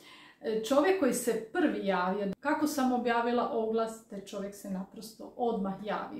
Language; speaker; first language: Croatian; native; Croatian